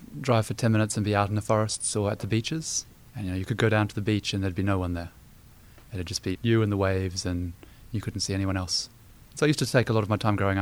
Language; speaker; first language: English; native; English